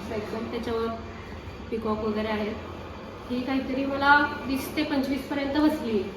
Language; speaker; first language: Marathi; non-native, local second language; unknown